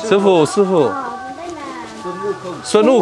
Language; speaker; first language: Chinese; non-native, learner; Vietnamese